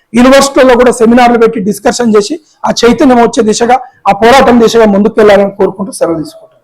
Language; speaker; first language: Telugu; non-native, local second language; Lambadi